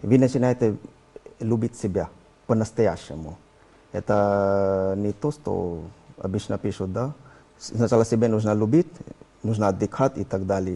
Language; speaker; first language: Russian; non-native, learner; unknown